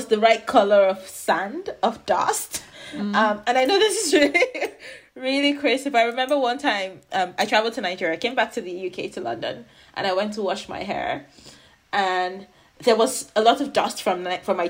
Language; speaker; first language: English; non-native, local second language; Yoruba